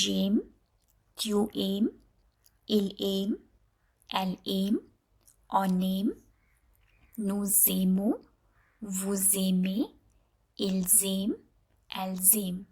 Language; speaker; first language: French; non-native, fluent; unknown